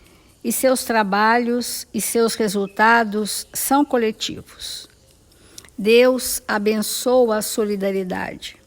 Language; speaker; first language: Portuguese; native; Portuguese